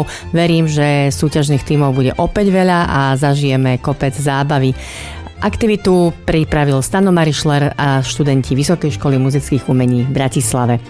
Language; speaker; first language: Slovak; native; Slovak